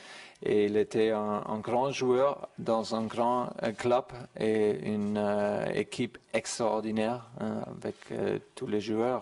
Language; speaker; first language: French; non-native, learner; German